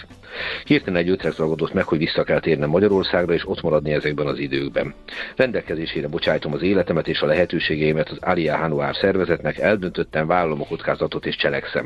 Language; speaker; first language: Hungarian; native; Hungarian